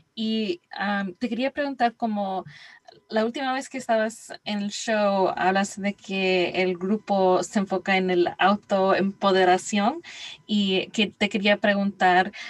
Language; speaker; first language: Spanish; early bilingual, heritage; Spanish